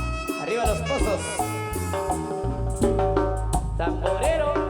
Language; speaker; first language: Spanish; native; Spanish